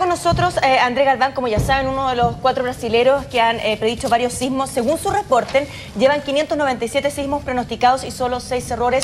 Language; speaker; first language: Spanish; native; Spanish